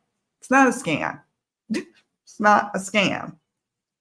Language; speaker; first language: English; native; English